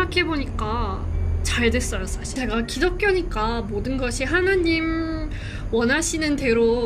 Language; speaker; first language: Korean; non-native, fluent; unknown